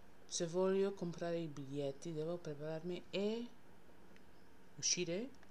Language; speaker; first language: Italian; non-native, learner; English